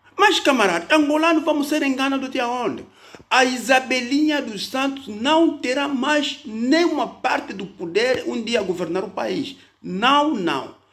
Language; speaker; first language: Portuguese; native; Portuguese